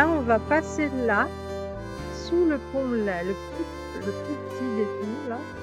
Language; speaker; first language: French; native; French